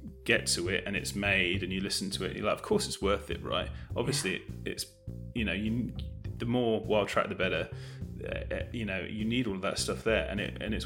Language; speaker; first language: English; native; English